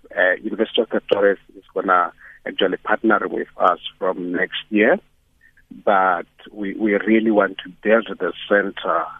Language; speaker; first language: English; non-native, local second language; Northern Sotho